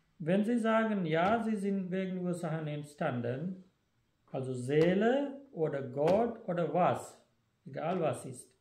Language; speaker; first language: German; non-native, fluent; Sinhala